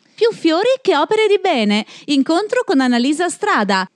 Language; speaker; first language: Italian; native; Italian